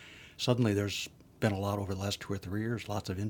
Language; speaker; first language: English; native; English